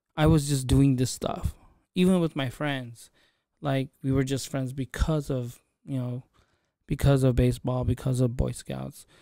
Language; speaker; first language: English; native; English